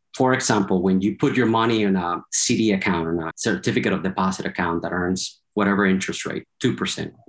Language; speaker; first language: English; non-native, fluent; Spanish